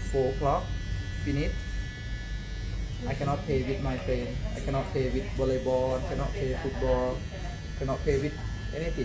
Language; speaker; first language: English; non-native, learner; Thai